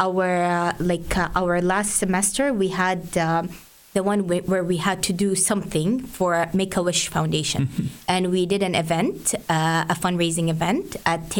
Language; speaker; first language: English; non-native, fluent; Arabic